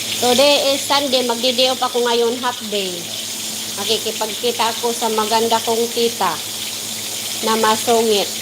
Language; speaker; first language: Filipino; non-native, local second language; Waray